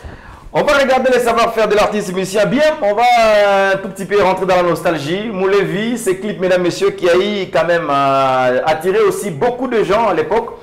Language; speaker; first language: French; non-native, local second language; Swahili